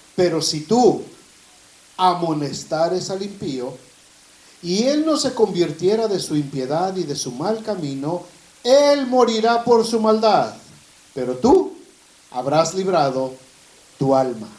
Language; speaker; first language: Spanish; native; Spanish